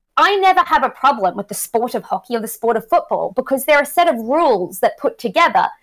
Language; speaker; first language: English; native; English